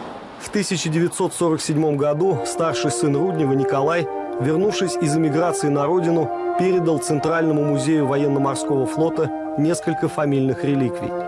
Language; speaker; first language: Russian; native; Russian